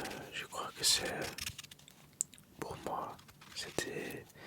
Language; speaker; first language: French; early bilingual, other home language; Dutch